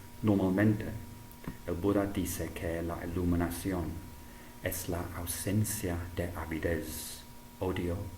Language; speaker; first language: Spanish; non-native, fluent; English